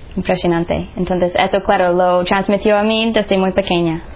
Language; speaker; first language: Spanish; non-native, fluent; English